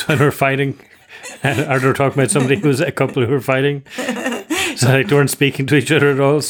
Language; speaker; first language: English; native; English